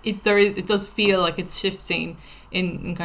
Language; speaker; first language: English; native; English